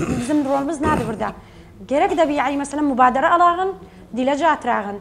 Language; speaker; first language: Turkish; native; Turkish